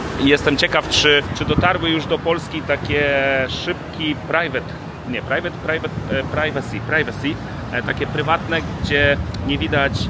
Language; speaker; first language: Polish; native; Polish